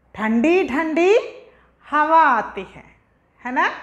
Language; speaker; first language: Hindi; non-native, local second language; Malayalam